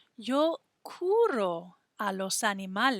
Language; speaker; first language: Spanish; non-native, fluent; English